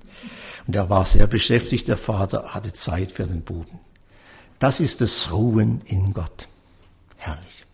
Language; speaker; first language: German; native; German